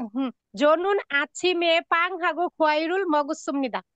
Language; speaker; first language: Korean; non-native, learner; Bangla